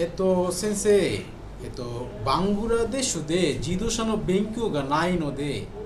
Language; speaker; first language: Japanese; non-native, learner; Bangla